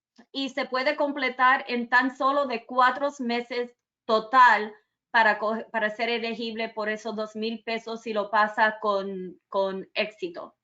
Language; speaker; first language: Spanish; early bilingual, other home language; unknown